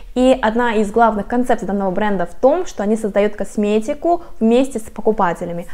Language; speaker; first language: Russian; non-native, fluent; Korean